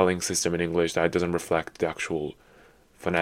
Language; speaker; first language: English; non-native, fluent; Italian